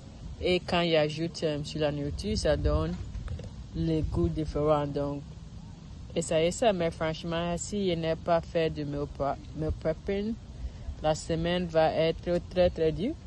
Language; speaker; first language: French; non-native, learner; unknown